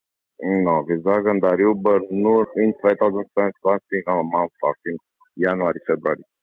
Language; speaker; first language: German; non-native, learner; Romanian